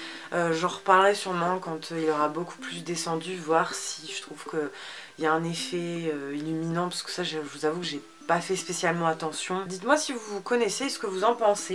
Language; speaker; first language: French; native; French